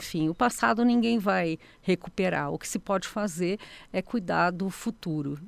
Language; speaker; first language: Portuguese; native; Portuguese